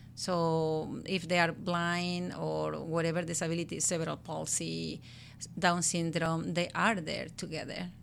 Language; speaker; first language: English; non-native, learner; Spanish